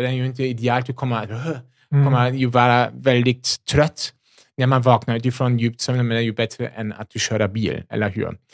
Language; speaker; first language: Swedish; non-native, fluent; German